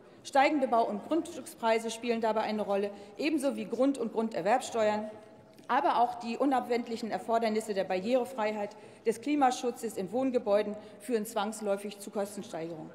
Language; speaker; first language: German; native; German